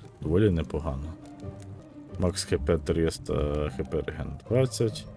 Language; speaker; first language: Ukrainian; native; Ukrainian